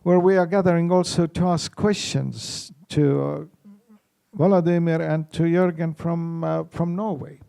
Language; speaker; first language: English; non-native, fluent; Estonian